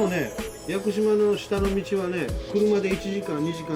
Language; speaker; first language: Japanese; native; Japanese